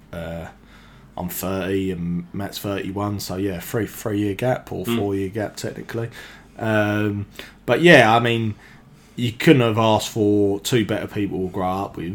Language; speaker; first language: English; native; English